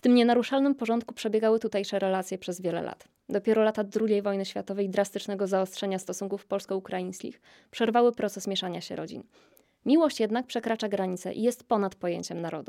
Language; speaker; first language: Polish; native; Polish